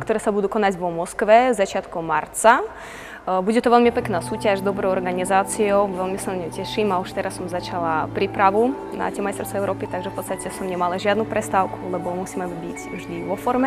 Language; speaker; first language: Slovak; non-native, fluent; Russian